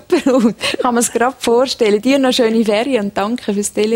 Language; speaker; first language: German; native; German